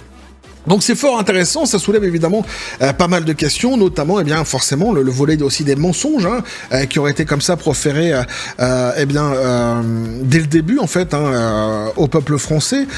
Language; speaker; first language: French; native; French